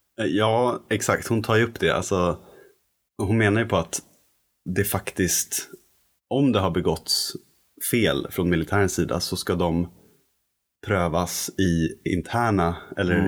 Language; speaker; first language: Swedish; native; Swedish